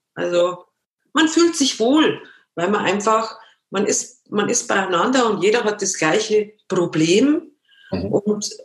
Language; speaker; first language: German; native; German